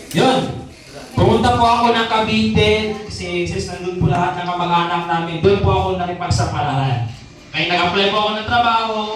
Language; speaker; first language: Filipino; non-native, local second language; Masbatenyo